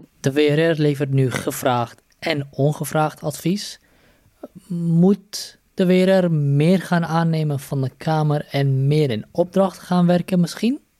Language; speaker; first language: Dutch; native; Dutch